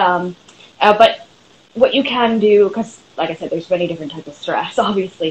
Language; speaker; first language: English; native; English